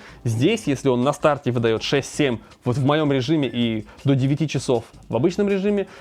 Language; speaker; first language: Russian; native; Russian